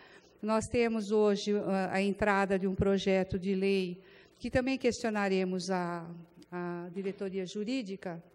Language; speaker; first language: Portuguese; native; Portuguese